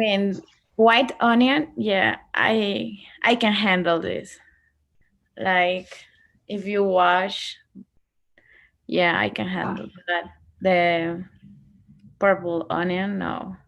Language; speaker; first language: English; non-native, learner; Spanish